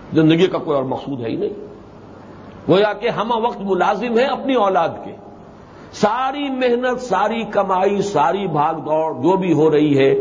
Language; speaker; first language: Urdu; native; Urdu